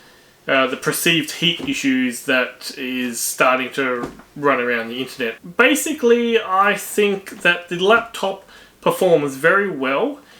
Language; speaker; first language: English; native; English